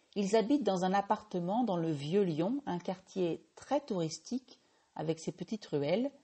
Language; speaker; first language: French; native; French